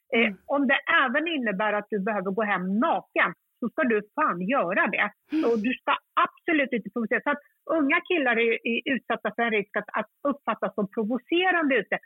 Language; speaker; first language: Swedish; early bilingual, other home language; Kurdish